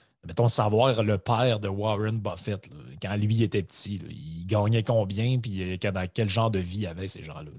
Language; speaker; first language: French; native; French